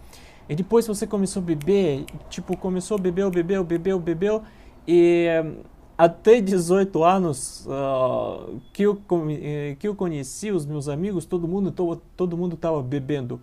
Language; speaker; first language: Portuguese; non-native, learner; Russian